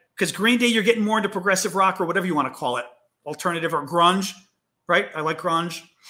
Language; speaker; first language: English; native; English